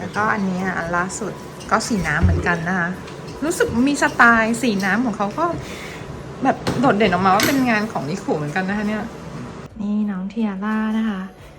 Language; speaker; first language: Thai; native; Thai